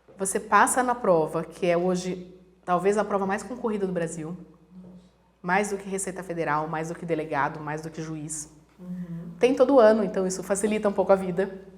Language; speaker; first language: Portuguese; native; Portuguese